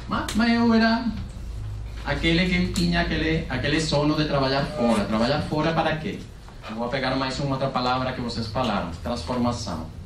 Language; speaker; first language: Portuguese; non-native, fluent; Spanish